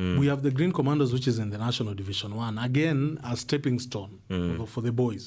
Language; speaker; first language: English; non-native, local second language; Swahili